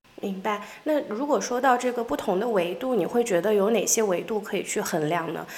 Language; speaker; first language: Chinese; native; Chinese